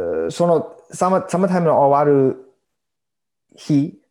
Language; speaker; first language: Japanese; non-native, learner; English